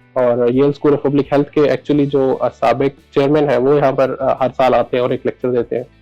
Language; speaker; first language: Urdu; non-native, local second language; Punjabi